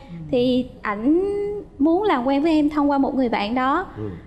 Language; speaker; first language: Vietnamese; native; Vietnamese